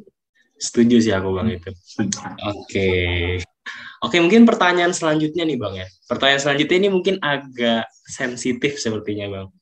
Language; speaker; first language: Indonesian; native; Indonesian